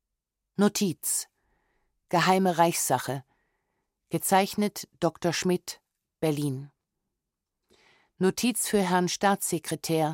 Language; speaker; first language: German; native; German